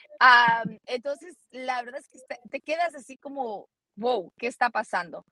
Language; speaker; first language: Spanish; early bilingual, heritage; Spanish